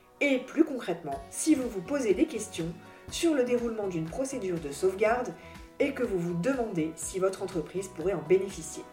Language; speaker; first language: French; native; French